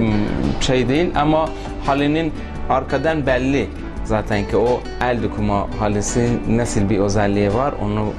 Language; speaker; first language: Turkish; non-native, local second language; Persian